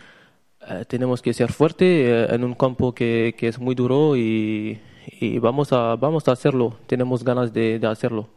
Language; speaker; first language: Spanish; non-native, learner; French